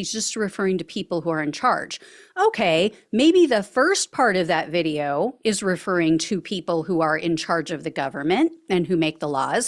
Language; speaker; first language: English; native; English